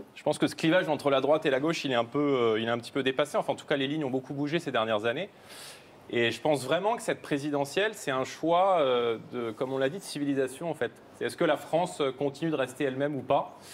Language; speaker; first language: French; native; French